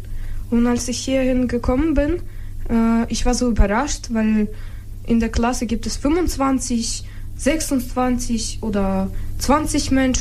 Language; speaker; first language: German; non-native, fluent; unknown